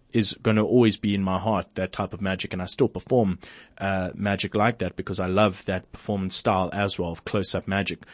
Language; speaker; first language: English; native; English